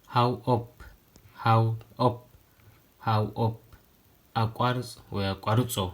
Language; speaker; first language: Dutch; non-native, fluent; Tigrinya